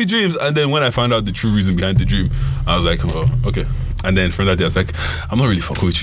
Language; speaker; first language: English; non-native, local second language; Yoruba